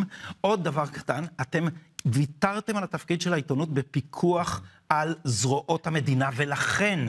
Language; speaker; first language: Hebrew; native; Hebrew